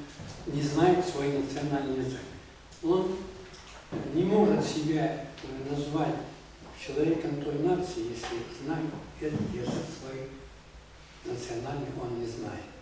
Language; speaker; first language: Russian; non-native, local second language; Tatar